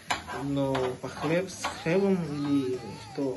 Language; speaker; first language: Russian; non-native, learner; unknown